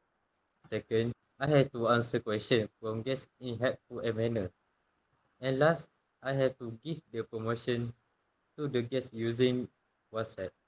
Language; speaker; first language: English; non-native, local second language; Malay